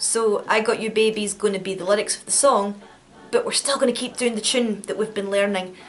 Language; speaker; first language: English; native; English